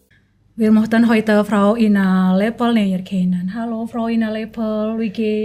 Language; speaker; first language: German; non-native, learner; Indonesian